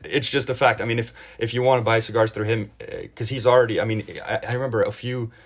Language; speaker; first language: English; early bilingual, other home language; Swedish